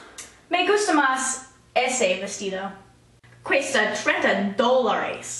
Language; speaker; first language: Spanish; non-native, learner; English